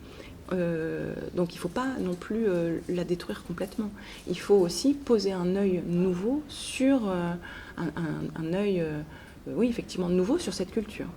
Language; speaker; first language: French; native; French